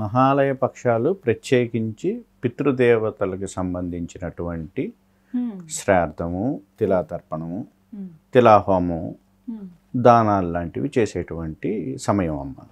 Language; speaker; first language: Telugu; native; Telugu